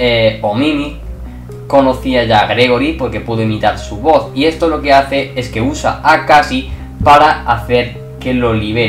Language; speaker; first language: Spanish; native; Spanish